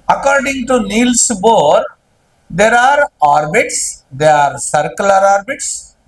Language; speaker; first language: English; non-native, local second language; Telugu